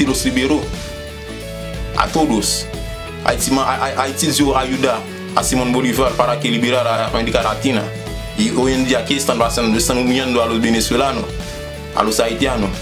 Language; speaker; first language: Spanish; non-native, fluent; Haitian Creole